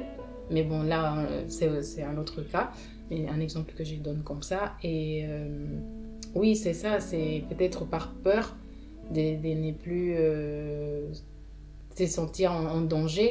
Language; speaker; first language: French; non-native, learner; Spanish